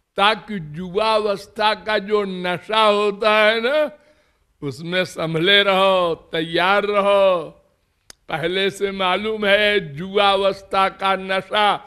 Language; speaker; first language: Hindi; native; Hindi